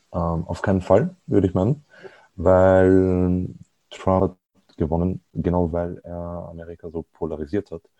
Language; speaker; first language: German; early bilingual, other home language; Arabic